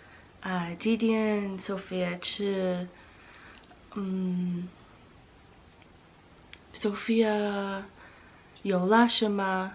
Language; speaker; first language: Chinese; non-native, learner; English